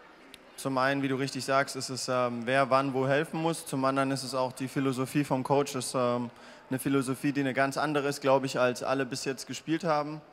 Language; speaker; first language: German; native; German